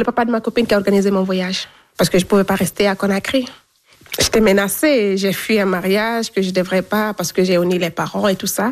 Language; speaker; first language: French; non-native, local second language; Fula